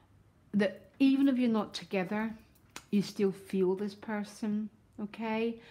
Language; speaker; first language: English; native; English